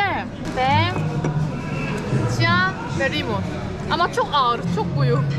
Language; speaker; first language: Turkish; non-native, learner; Korean